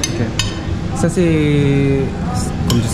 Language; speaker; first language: French; non-native, learner; Korean